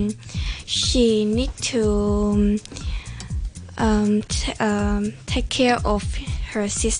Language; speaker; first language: English; non-native, learner; Cantonese